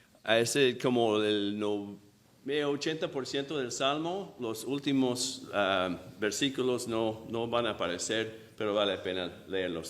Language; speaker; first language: Spanish; non-native, fluent; English